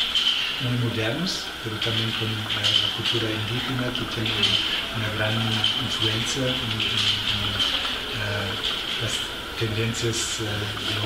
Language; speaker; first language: Spanish; non-native, fluent; German